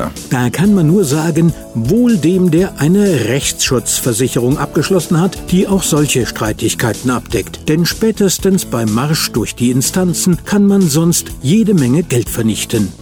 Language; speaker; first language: German; native; German